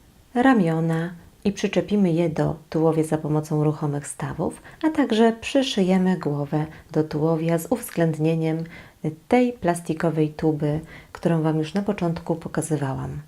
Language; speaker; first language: Polish; native; Polish